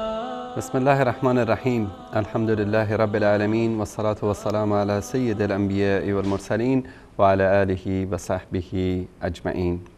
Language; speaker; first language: Persian; native; Persian